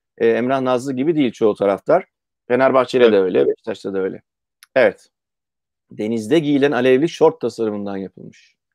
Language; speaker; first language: Turkish; native; Turkish